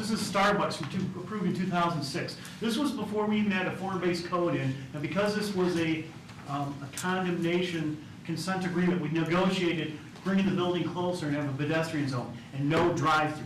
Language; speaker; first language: English; native; English